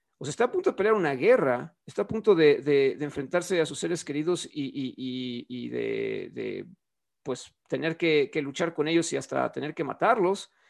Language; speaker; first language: Spanish; native; Spanish